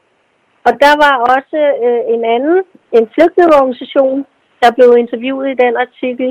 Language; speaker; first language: Danish; native; Danish